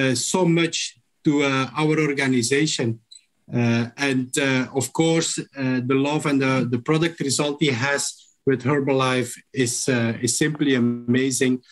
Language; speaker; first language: English; non-native, local second language; Dutch